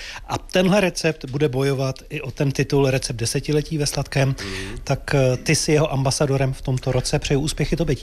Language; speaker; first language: Czech; native; Czech